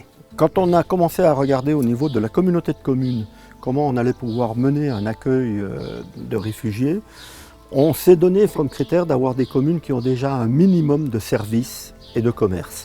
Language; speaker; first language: French; native; French